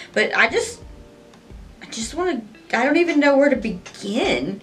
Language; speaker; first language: English; native; English